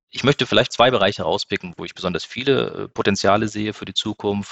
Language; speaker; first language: German; native; German